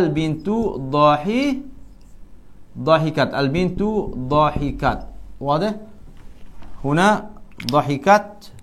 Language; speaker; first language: Arabic; non-native, fluent; Malay